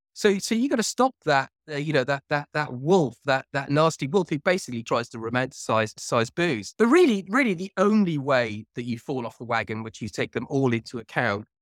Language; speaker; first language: English; native; English